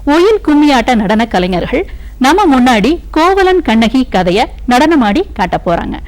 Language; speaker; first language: Tamil; native; Tamil